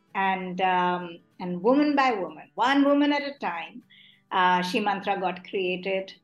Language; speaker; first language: English; non-native, local second language; Hindi